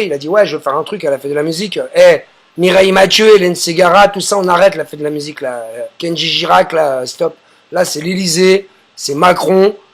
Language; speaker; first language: French; native; French